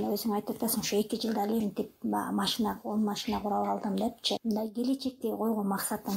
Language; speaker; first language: Kyrgyz; native; Kyrgyz